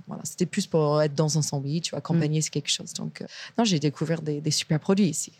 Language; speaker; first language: French; non-native, fluent; English